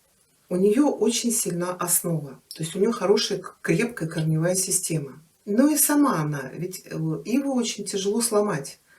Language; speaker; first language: Russian; native; Russian